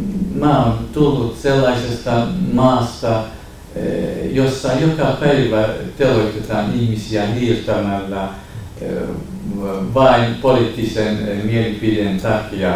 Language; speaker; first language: Finnish; non-native, fluent; Kurdish